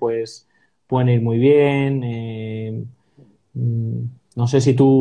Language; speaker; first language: Spanish; native; Spanish